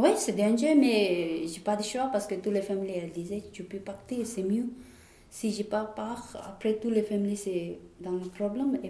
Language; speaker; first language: French; non-native, learner; Tibetan